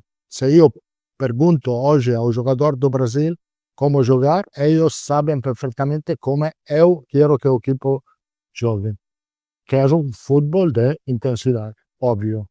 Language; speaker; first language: Portuguese; non-native, learner; Italian